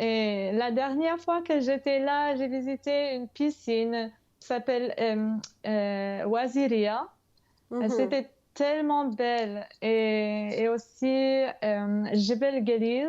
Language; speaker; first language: French; non-native, fluent; English